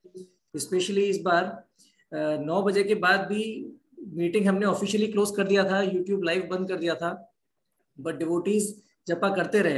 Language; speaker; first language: Hindi; native; Hindi